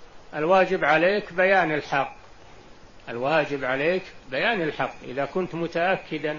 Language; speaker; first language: Arabic; native; Arabic